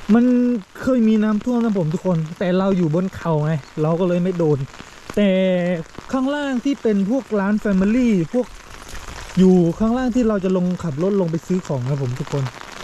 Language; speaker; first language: Thai; native; Thai